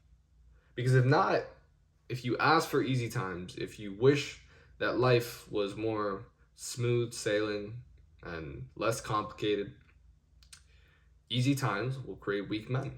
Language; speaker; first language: English; native; English